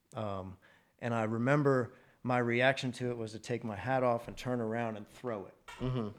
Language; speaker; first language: English; native; English